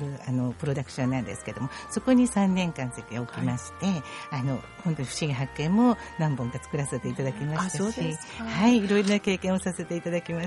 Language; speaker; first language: Japanese; native; Japanese